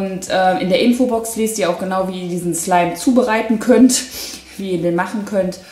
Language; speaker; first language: German; native; German